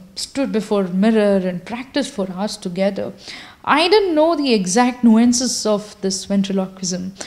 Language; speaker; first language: English; non-native, local second language; Kannada